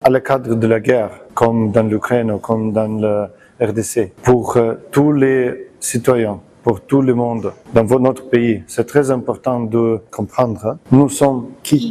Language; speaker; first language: French; non-native, learner; Ukrainian